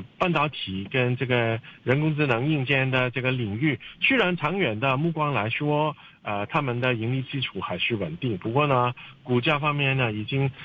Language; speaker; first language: Chinese; non-native, local second language; Cantonese